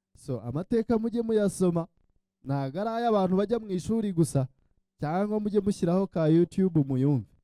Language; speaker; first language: Kinyarwanda; early bilingual, heritage; Kinyarwanda